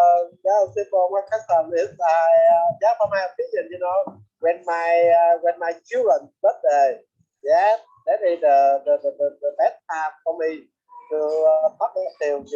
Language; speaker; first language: English; non-native, learner; Vietnamese